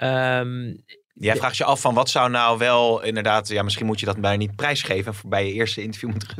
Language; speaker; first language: Dutch; native; Dutch